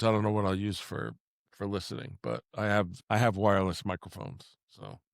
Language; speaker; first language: English; native; English